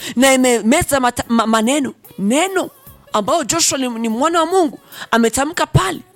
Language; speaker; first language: Swahili; non-native, local second language; Rundi